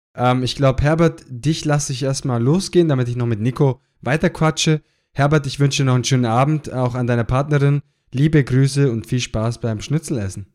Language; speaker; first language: German; native; German